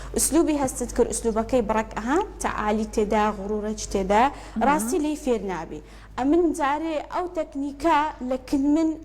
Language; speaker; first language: Central Kurdish; early bilingual, heritage; Central Kurdish